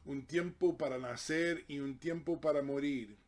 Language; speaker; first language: Spanish; non-native, fluent; English